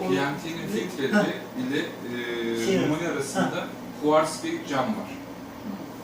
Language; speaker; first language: Turkish; native; Turkish